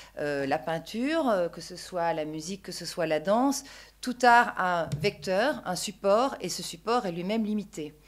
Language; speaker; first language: French; native; French